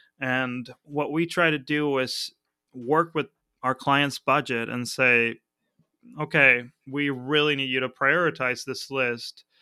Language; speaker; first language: English; non-native, fluent; Spanish